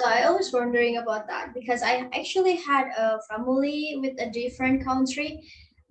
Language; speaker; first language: English; non-native, learner; Indonesian